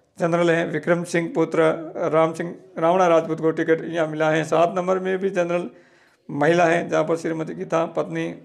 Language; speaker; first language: Hindi; native; Hindi